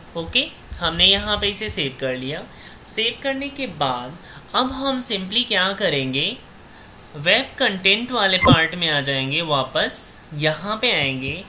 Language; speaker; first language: Hindi; native; Hindi